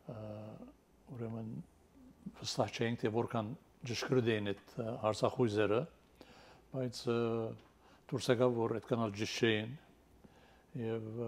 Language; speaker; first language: Armenian; early bilingual, heritage; Armenian